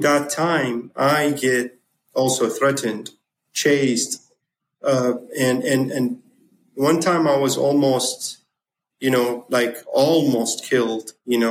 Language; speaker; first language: English; non-native, fluent; Arabic